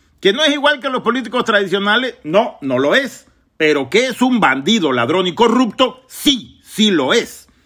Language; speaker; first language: Spanish; native; Spanish